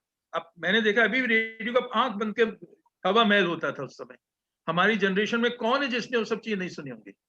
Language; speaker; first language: Hindi; native; Hindi